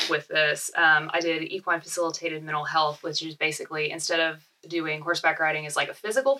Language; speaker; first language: English; native; English